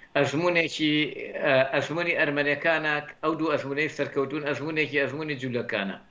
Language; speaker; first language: Central Kurdish; native; Central Kurdish